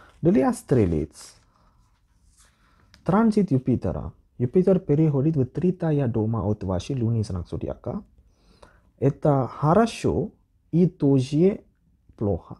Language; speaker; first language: Russian; non-native, learner; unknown